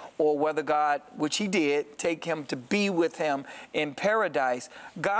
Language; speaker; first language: English; native; English